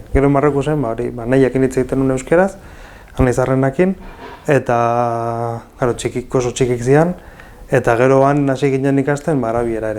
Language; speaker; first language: Basque; early bilingual, other home language; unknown